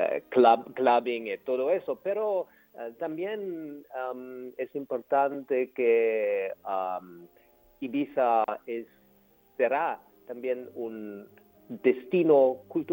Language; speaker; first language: Spanish; non-native, learner; German